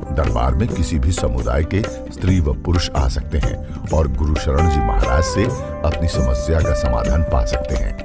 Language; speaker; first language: Hindi; native; Hindi